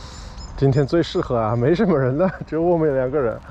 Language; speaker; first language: Chinese; non-native, fluent; English